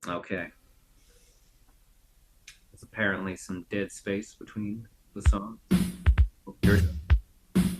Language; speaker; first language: English; native; English